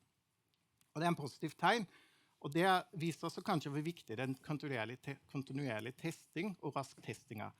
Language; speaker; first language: Norwegian; non-native, fluent; German